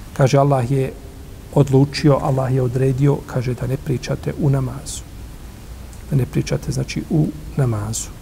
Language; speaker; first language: Bosnian; native; Bosnian